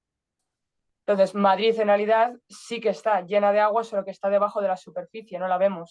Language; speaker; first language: Spanish; native; Spanish